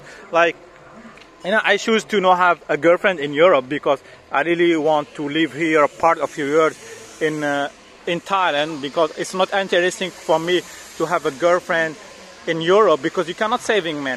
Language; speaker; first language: English; non-native, learner; French